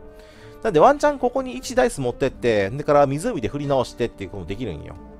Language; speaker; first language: Japanese; native; Japanese